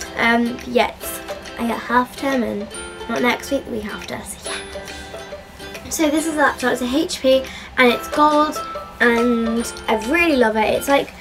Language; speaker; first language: English; native; English